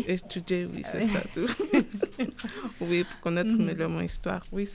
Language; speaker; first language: French; non-native, learner; Portuguese